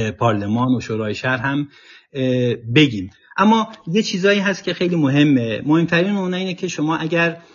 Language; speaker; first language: Persian; native; Persian